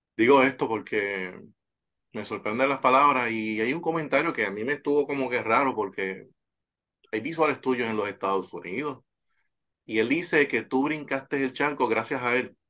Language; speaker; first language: Spanish; native; Spanish